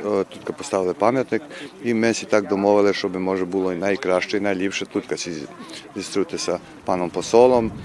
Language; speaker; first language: Ukrainian; early bilingual, heritage; Ukrainian